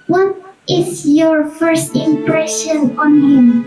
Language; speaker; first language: English; non-native, learner; Indonesian